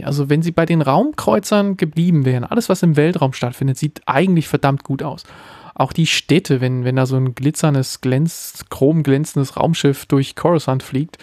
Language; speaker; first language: German; native; German